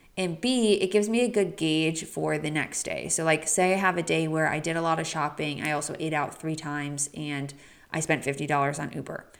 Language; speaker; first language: English; native; English